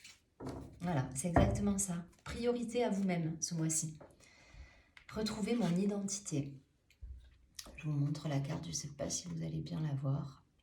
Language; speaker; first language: French; native; French